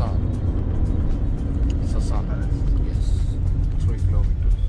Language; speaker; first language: English; non-native, local second language; Malayalam